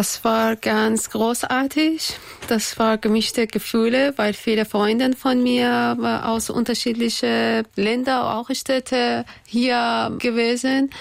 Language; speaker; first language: German; non-native, learner; Persian